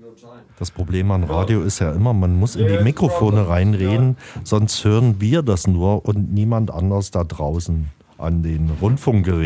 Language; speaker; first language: German; native; German